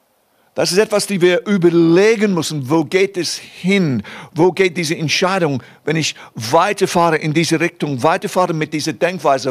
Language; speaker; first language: German; non-native, fluent; English